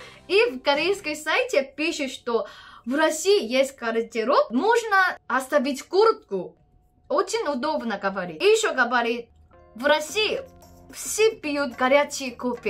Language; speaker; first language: Russian; non-native, learner; Korean